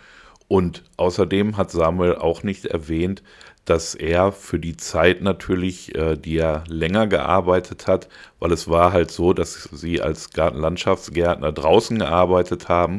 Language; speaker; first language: German; native; German